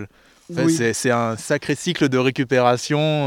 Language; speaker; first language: French; native; French